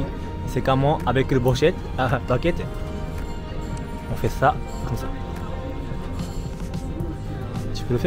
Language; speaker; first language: French; non-native, learner; Japanese